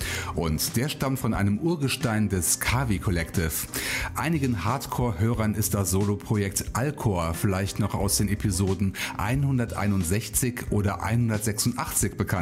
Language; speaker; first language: German; native; German